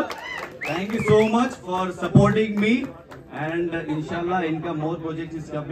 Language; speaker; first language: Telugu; non-native, learner; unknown